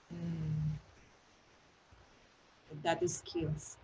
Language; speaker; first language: English; non-native, learner; Spanish